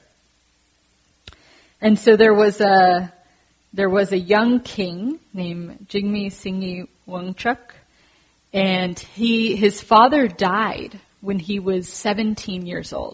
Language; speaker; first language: English; native; English